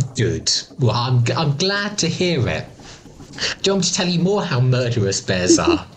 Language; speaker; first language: English; native; English